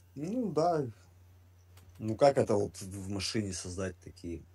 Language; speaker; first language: Russian; native; Russian